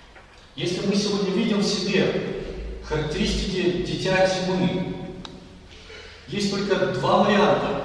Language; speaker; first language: Russian; native; Russian